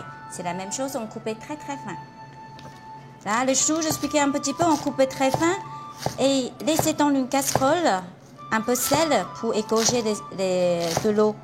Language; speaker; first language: French; non-native, fluent; Chinese